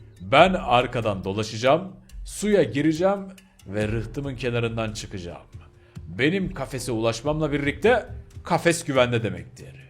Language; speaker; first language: Turkish; native; Turkish